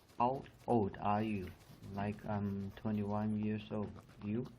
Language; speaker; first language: English; non-native, learner; Chinese